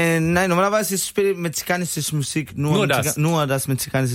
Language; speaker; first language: German; non-native, learner; Spanish